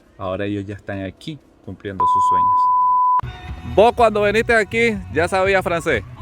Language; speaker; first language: Spanish; native; Spanish